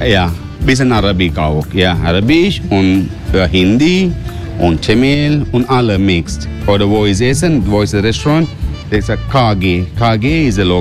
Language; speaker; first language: German; non-native, learner; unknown